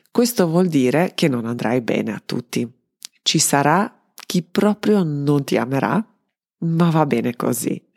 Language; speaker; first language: Italian; non-native, fluent; Serbian